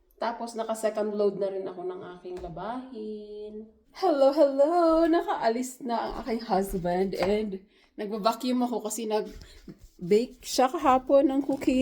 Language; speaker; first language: Filipino; non-native, local second language; Cebuano